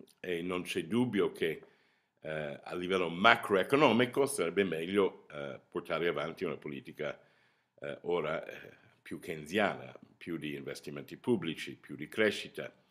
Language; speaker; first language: Italian; non-native, fluent; English